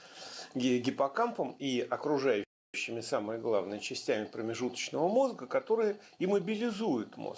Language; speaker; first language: Russian; native; Russian